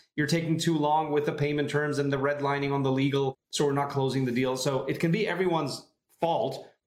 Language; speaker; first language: English; non-native, fluent; Hebrew